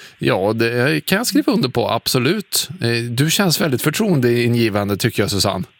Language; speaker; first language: Swedish; native; Swedish